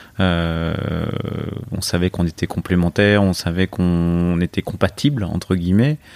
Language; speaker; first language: French; native; French